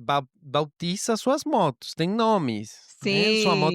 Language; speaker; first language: Portuguese; non-native, learner; Spanish